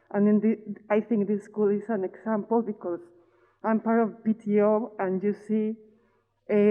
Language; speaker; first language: English; non-native, fluent; Spanish